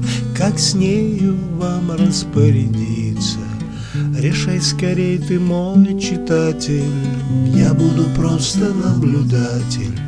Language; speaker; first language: Russian; native; Russian